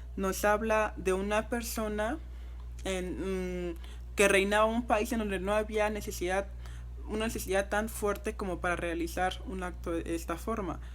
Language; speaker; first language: Spanish; non-native, fluent; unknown